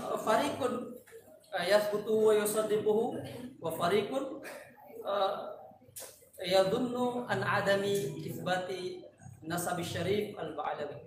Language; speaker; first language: Arabic; non-native, fluent; Indonesian